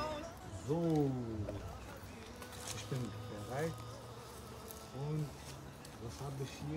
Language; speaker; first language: German; non-native, learner; Chechen